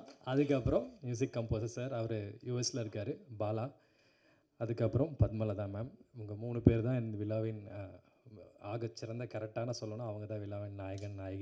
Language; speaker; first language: Tamil; native; Tamil